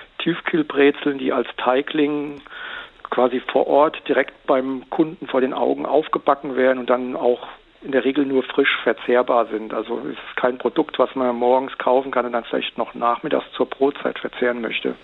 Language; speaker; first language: German; native; German